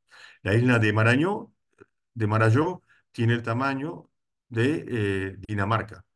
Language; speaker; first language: Spanish; native; Spanish